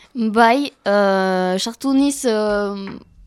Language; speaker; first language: Basque; non-native, learner; French